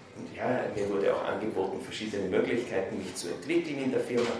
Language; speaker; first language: German; native; German